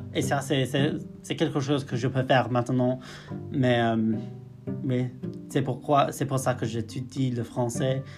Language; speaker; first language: French; non-native, fluent; English